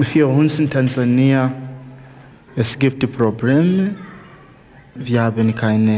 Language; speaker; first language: German; non-native, learner; Swahili